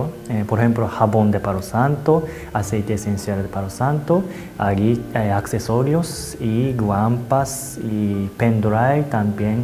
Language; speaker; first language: Spanish; non-native, learner; Japanese